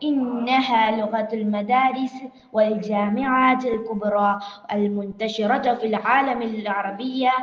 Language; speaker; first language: Arabic; non-native, learner; Malayalam